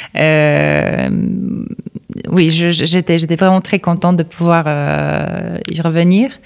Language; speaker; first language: French; non-native, fluent; Polish